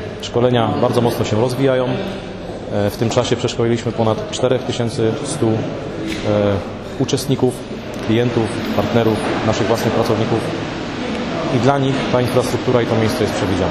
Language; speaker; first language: Polish; native; Polish